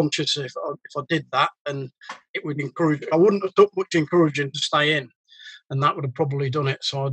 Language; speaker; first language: English; native; English